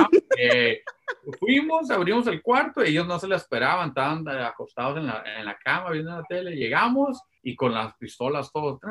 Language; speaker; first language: Spanish; early bilingual, heritage; Spanish